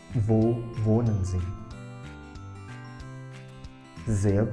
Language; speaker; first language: German; non-native, fluent; Indonesian